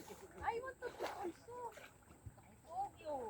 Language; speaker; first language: English; non-native, learner; Filipino